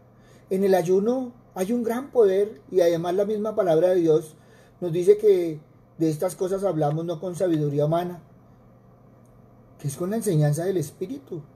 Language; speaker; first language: Spanish; native; Spanish